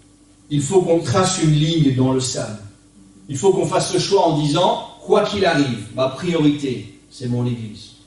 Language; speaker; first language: French; native; French